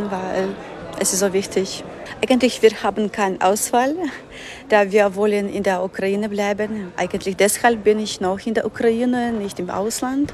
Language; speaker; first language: German; non-native, fluent; Ukrainian